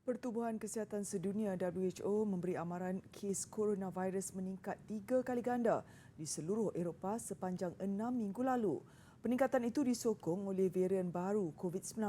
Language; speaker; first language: Malay; native; Malay